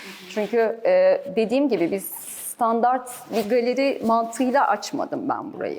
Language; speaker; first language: Turkish; native; Turkish